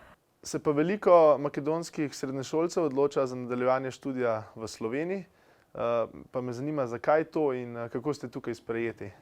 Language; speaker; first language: Slovenian; native; Slovenian